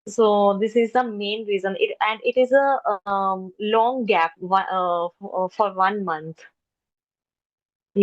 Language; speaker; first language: English; non-native, local second language; Hindi